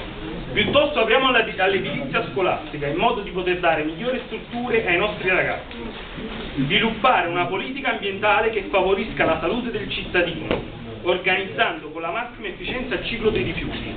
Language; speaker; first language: Italian; native; Italian